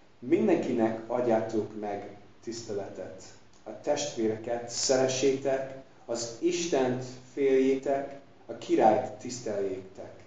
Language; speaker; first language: Hungarian; non-native, fluent; English